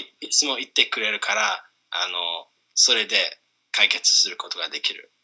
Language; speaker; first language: Japanese; non-native, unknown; English